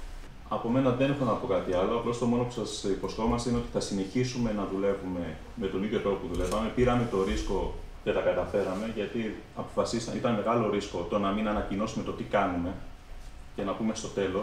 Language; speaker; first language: Greek; native; Greek